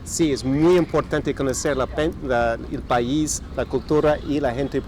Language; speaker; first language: Spanish; non-native, fluent; English